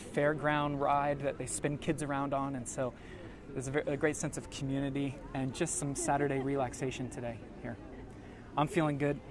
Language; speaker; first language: English; native; English